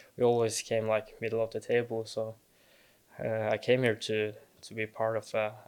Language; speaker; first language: English; non-native, fluent; Norwegian